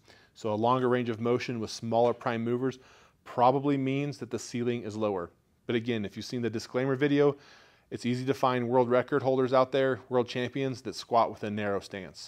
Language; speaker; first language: English; native; English